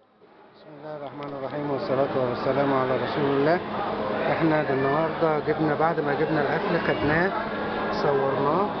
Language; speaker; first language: Arabic; native; Arabic